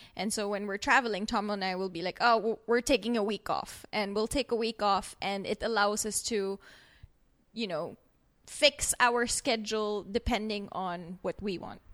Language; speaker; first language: English; non-native, local second language; Filipino